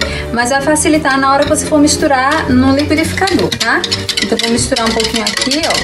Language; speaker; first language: Portuguese; native; Portuguese